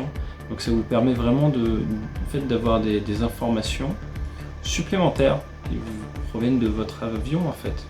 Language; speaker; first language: French; native; French